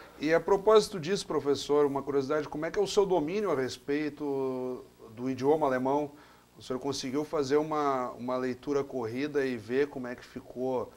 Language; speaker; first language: Portuguese; native; Portuguese